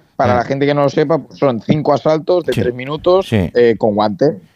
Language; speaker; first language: Spanish; native; Spanish